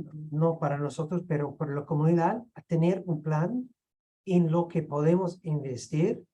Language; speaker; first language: Spanish; non-native, fluent; English